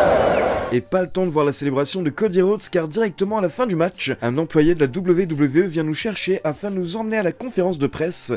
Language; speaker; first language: French; native; French